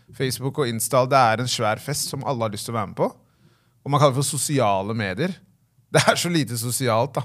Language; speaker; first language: Norwegian; native; Norwegian